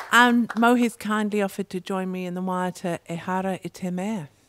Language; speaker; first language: English; native; English